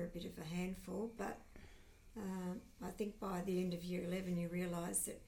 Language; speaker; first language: English; native; English